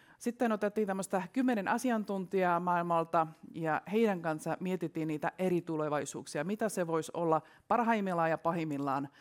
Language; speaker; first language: Finnish; non-native, fluent; Russian